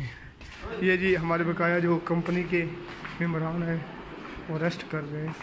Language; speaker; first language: Urdu; non-native, local second language; Punjabi